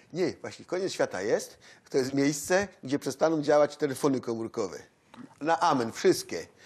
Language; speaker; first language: Polish; native; Polish